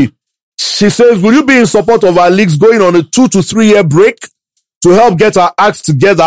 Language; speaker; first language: English; non-native, local second language; Yoruba